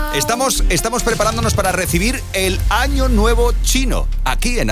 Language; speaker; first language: Spanish; native; Spanish